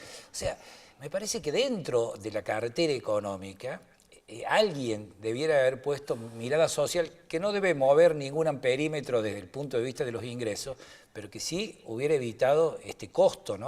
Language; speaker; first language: Spanish; native; Spanish